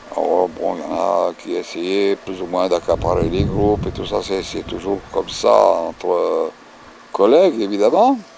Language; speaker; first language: French; non-native, fluent; Bulgarian